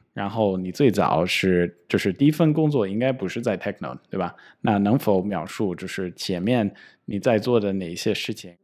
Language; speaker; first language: Chinese; non-native, fluent; English